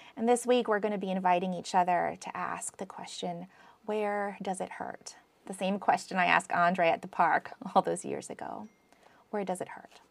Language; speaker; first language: English; native; English